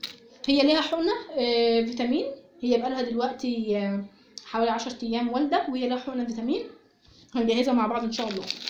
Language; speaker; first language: Arabic; native; Arabic